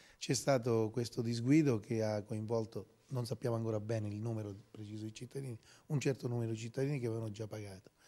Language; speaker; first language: Italian; native; Italian